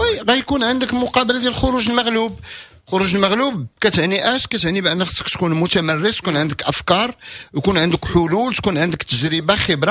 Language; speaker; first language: Arabic; native; Arabic